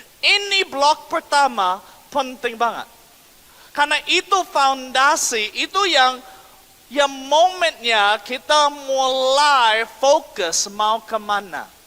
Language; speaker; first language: Indonesian; non-native, fluent; English